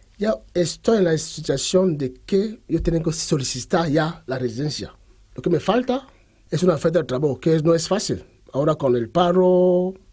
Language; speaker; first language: Spanish; non-native, fluent; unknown